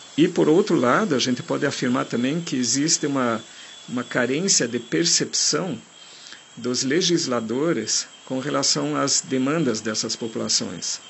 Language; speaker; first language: Portuguese; non-native, fluent; German